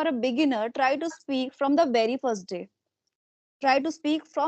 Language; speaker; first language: English; non-native, local second language; Hindi